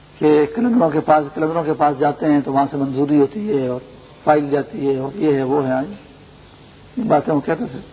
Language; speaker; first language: Urdu; non-native, local second language; Pashto